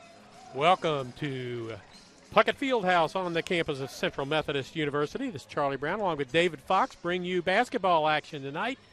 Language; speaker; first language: English; native; English